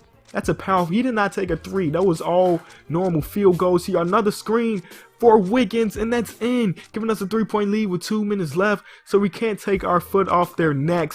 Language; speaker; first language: English; native; English